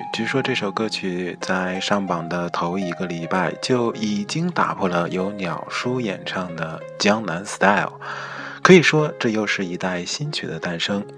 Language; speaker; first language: Chinese; native; Chinese